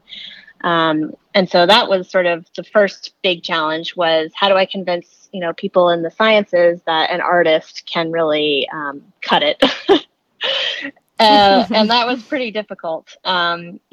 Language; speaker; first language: English; native; English